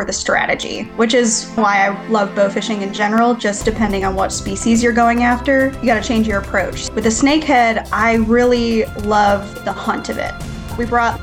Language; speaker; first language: English; native; English